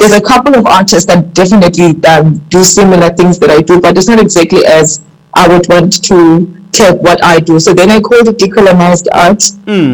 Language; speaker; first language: English; non-native, local second language; Xhosa